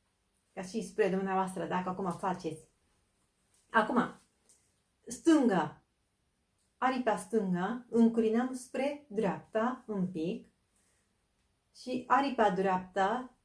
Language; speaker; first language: Romanian; non-native, fluent; Japanese